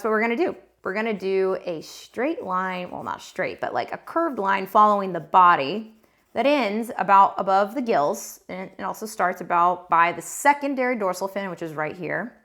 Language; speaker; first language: English; native; English